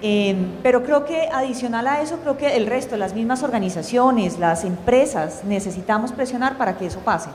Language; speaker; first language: Spanish; native; Spanish